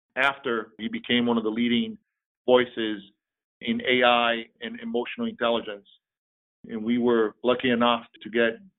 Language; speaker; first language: English; non-native, fluent; Portuguese